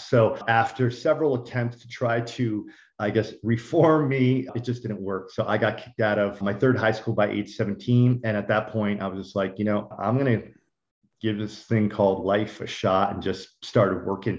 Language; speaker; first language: English; native; English